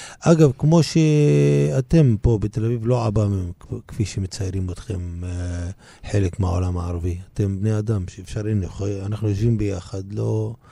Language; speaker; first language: Hebrew; non-native, local second language; Arabic